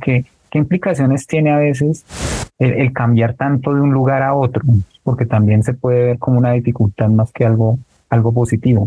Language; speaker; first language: Spanish; native; Spanish